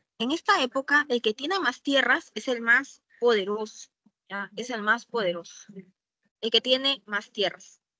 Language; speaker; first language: Spanish; native; Spanish